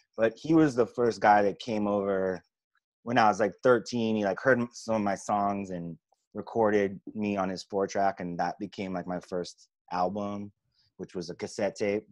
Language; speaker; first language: English; native; English